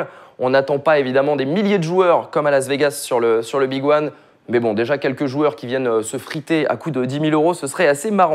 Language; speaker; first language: French; native; French